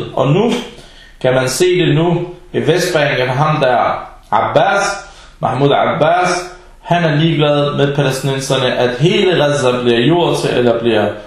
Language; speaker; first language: Danish; early bilingual, other home language; Arabic